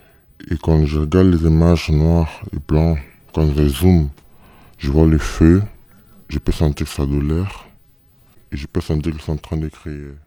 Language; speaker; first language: French; non-native, learner; Portuguese